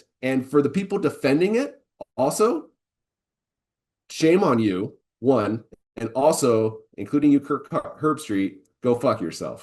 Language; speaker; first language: English; native; English